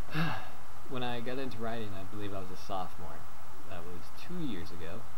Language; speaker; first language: English; native; English